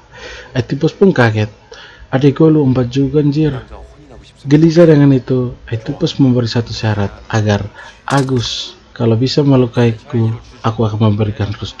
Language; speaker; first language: Indonesian; native; Indonesian